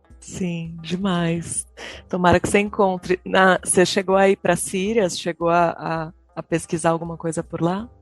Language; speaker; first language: Portuguese; native; Portuguese